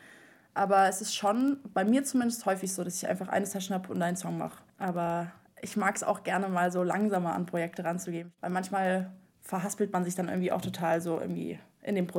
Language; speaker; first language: German; native; German